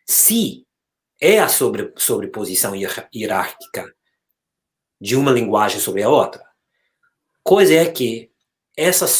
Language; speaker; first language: Portuguese; non-native, fluent; English